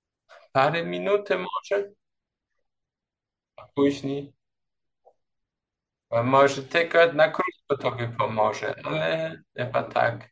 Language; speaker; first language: Polish; non-native, learner; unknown